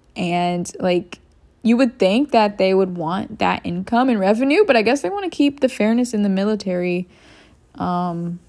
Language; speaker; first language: English; native; English